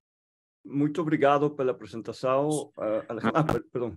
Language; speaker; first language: Portuguese; non-native, fluent; Spanish